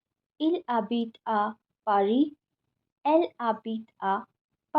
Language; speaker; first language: French; non-native, fluent; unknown